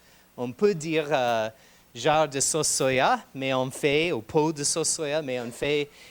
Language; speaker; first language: French; non-native, fluent; English